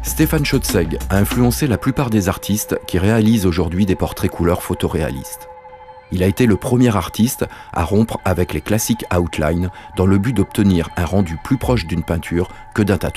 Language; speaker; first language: French; native; French